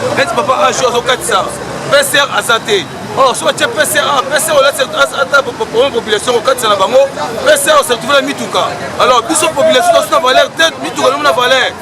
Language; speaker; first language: Lingala; native; Lingala